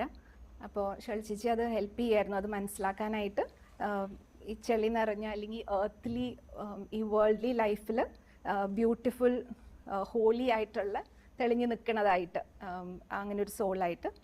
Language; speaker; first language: Malayalam; native; Malayalam